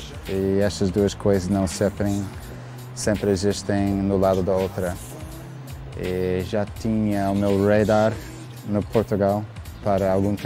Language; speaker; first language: Portuguese; non-native, fluent; English